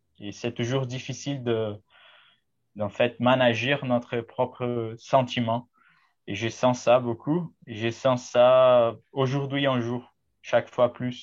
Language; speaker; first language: French; non-native, fluent; Portuguese